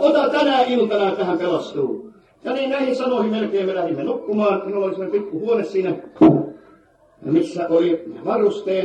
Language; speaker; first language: Finnish; native; Finnish